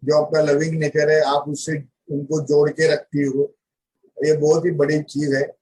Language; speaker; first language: Hindi; non-native, local second language; Marathi